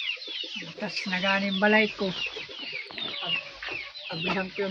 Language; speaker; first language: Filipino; non-native, local second language; Cebuano